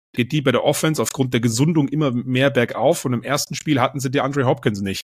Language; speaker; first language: German; native; German